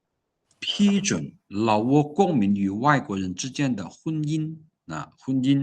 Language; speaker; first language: Chinese; non-native, fluent; Lao